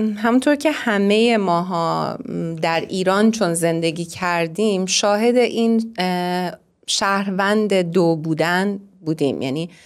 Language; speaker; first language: Persian; native; Persian